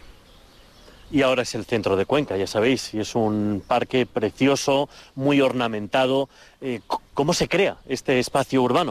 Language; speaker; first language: Spanish; native; Spanish